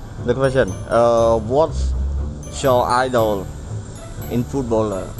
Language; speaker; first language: English; non-native, learner; Khmer